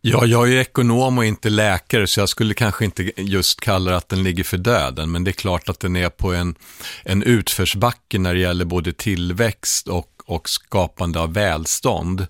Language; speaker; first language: Swedish; native; Swedish